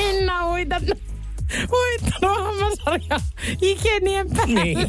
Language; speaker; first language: Finnish; native; Finnish